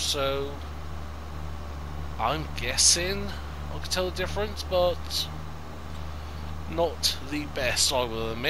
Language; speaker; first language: English; native; English